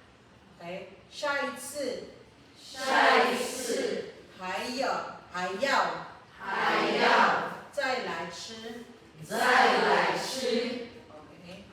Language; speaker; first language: Chinese; non-native, fluent; Filipino